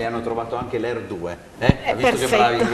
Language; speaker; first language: Italian; native; Italian